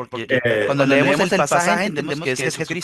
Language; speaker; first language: Spanish; native; Spanish